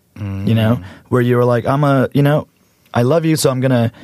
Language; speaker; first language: English; native; English